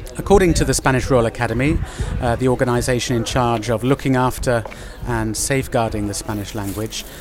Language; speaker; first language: English; native; English